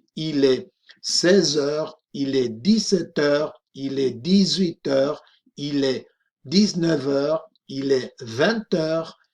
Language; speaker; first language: French; non-native, fluent; Spanish